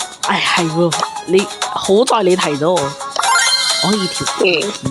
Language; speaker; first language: Chinese; early bilingual, heritage; Cantonese